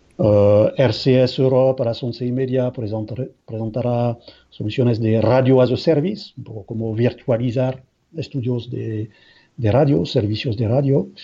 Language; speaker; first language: Spanish; non-native, fluent; French